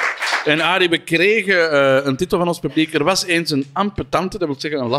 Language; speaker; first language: Dutch; native; Dutch